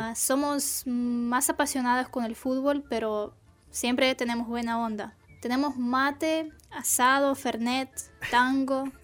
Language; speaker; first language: Spanish; non-native, fluent; Russian